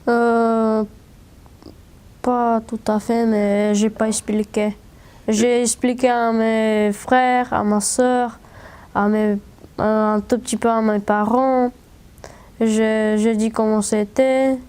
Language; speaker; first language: French; non-native, learner; Romanian